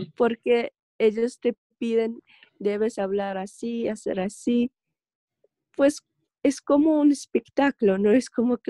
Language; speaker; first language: Spanish; non-native, learner; Russian